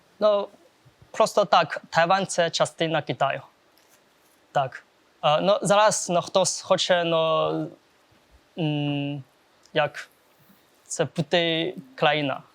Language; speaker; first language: Ukrainian; non-native, learner; Chinese